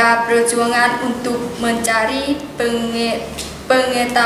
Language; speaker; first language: Indonesian; non-native, learner; Lao